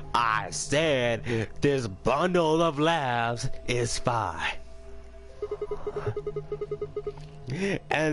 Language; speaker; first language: English; native; English